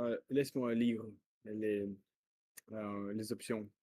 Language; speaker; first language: French; non-native, learner; Russian